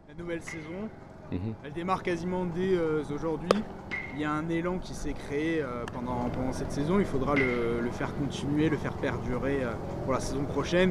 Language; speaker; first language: French; native; French